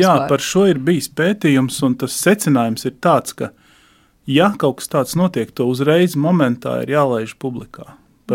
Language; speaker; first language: Latvian; native; Latvian